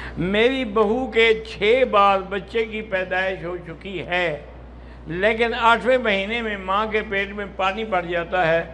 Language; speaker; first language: Urdu; native; Urdu